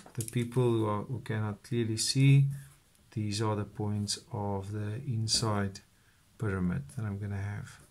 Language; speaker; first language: English; non-native, local second language; Afrikaans